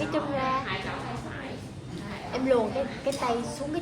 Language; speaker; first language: Vietnamese; native; Vietnamese